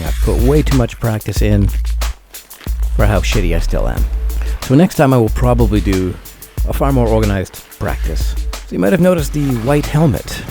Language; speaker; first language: English; native; English